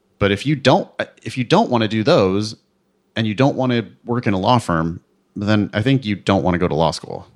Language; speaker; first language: English; native; English